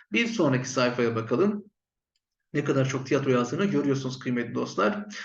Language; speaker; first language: Turkish; native; Turkish